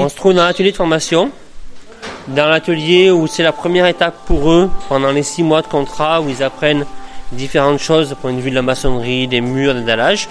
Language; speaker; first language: French; native; French